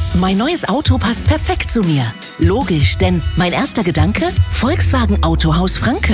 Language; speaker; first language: German; native; German